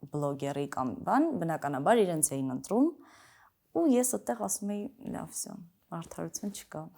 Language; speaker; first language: Armenian; early bilingual, other home language; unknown